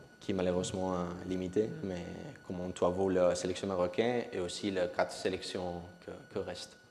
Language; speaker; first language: French; non-native, learner; Spanish